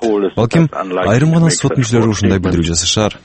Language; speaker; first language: Kyrgyz; native; Kyrgyz